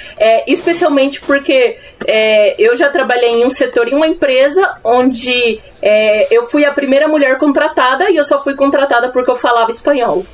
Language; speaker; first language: Portuguese; early bilingual, other home language; Spanish